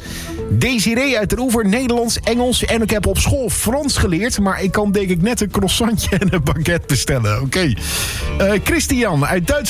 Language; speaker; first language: Dutch; native; Dutch